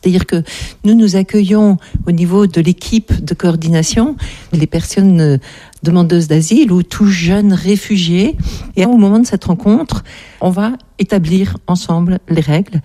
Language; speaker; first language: French; native; French